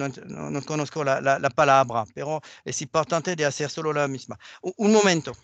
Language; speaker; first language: Spanish; non-native, learner; French